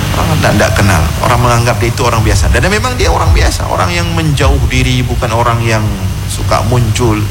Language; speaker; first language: Malay; non-native, local second language; Achinese